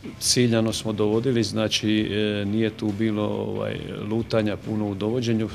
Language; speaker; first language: Serbian; native; Serbian